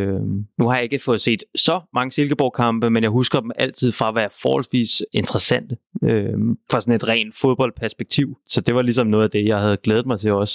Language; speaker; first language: Danish; native; Danish